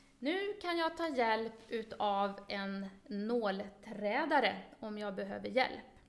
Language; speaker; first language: Swedish; native; Swedish